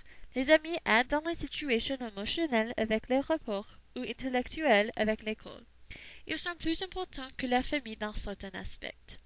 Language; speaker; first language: French; non-native, learner; English